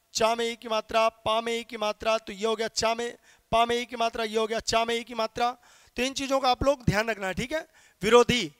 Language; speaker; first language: Hindi; native; Hindi